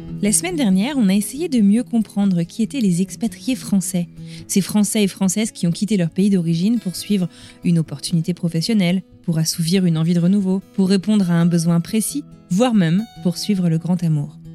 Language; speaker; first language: French; native; French